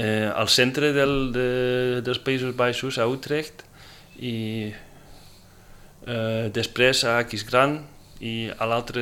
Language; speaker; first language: Catalan; non-native, fluent; Dutch